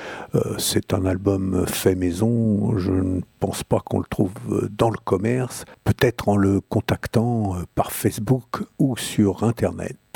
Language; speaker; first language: French; native; French